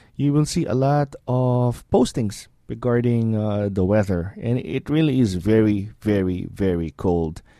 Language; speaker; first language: English; non-native, local second language; Filipino